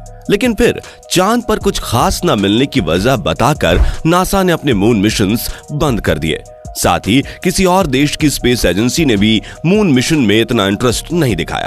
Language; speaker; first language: Hindi; native; Hindi